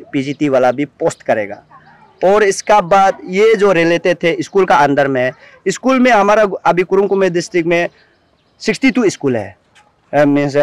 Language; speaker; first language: Hindi; non-native, local second language; Nyishi